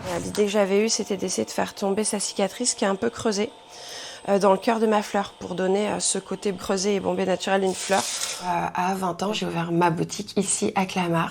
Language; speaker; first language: French; native; French